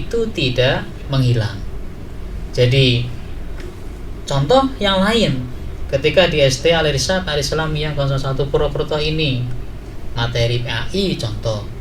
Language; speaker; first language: Indonesian; native; Indonesian